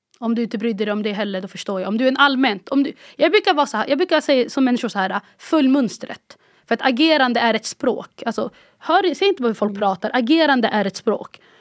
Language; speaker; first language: Swedish; early bilingual, other home language; Arabic